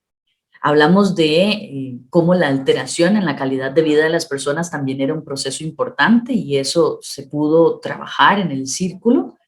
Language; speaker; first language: Spanish; native; Spanish